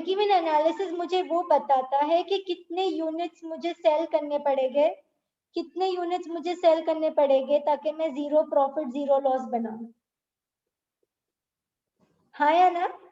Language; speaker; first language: Hindi; native; Hindi